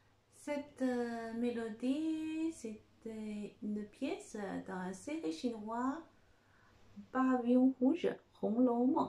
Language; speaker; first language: French; non-native, fluent; Chinese